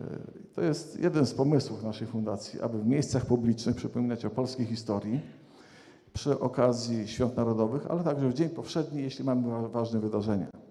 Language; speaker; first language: Polish; native; Polish